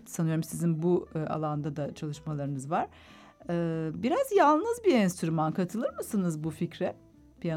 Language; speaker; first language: Turkish; native; Turkish